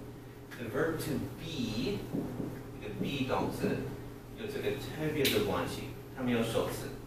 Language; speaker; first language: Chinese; non-native, fluent; English